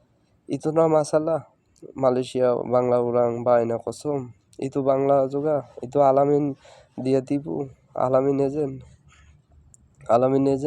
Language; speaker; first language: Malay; non-native, learner; Bangla